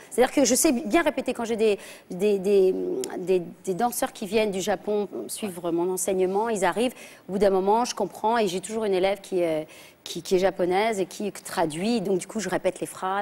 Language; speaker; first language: French; early bilingual, other home language; English